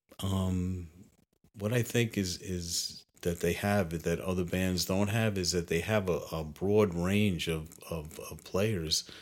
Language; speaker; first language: English; native; English